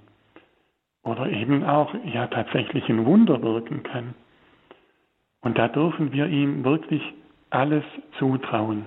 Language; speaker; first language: German; native; German